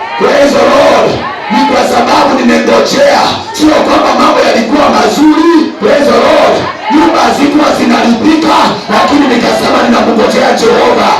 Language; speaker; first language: Swahili; non-native, local second language; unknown